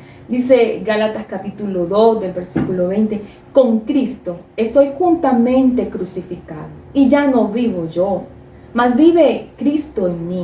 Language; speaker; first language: Spanish; native; Spanish